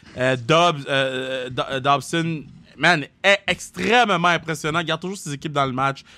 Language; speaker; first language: French; native; French